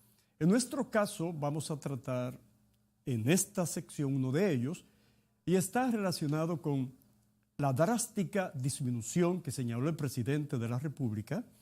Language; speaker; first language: Spanish; native; Spanish